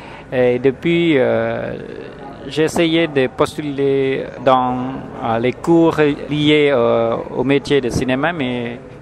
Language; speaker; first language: French; non-native, fluent; Khmer